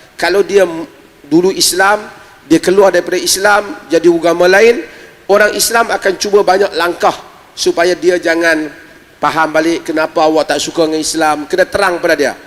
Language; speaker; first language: Malay; native; Malay